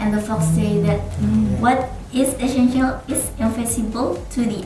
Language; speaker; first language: English; non-native, learner; Indonesian